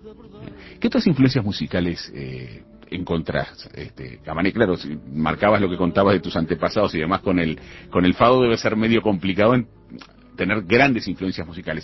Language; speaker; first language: Spanish; native; Spanish